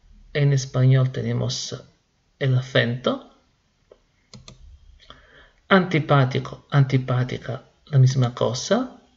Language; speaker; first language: Spanish; non-native, fluent; Italian